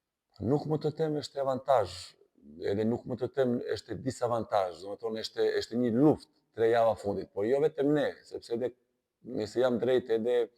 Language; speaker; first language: Albanian; non-native, learner; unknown